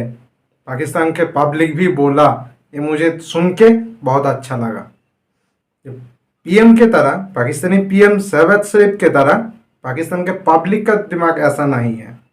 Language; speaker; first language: Hindi; non-native, fluent; Bangla